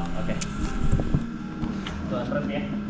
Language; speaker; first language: English; non-native, learner; Indonesian